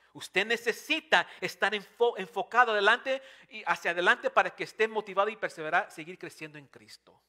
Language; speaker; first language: Spanish; non-native, fluent; English